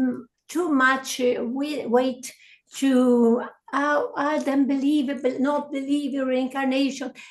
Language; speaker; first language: English; non-native, learner; Portuguese